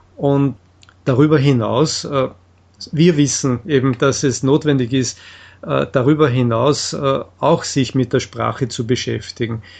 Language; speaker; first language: German; native; German